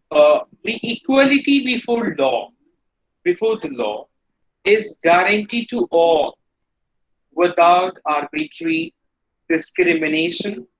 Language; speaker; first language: English; non-native, local second language; Hindi